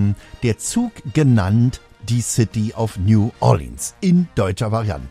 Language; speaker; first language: German; native; German